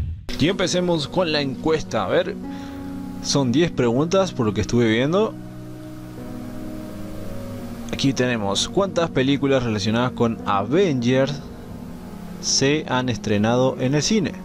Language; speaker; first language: Spanish; native; Spanish